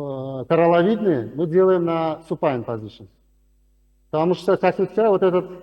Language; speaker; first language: Russian; non-native, local second language; Uzbek